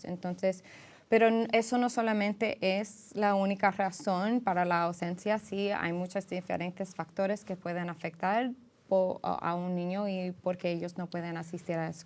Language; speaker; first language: Spanish; early bilingual, heritage; English